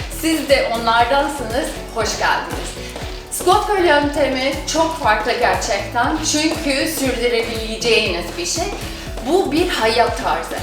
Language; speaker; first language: Turkish; non-native, fluent; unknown